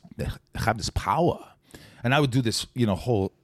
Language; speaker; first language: English; native; English